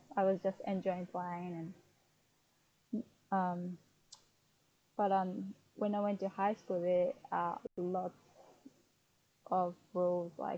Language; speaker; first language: English; non-native, fluent; Japanese